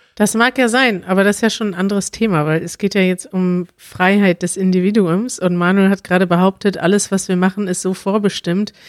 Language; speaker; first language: German; native; German